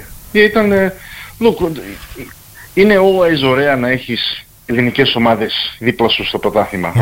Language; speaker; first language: Greek; early bilingual, heritage; Greek